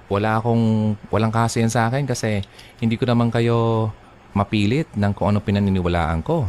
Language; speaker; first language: Filipino; native; Filipino